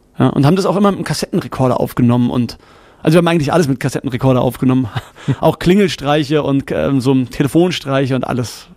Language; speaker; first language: German; native; German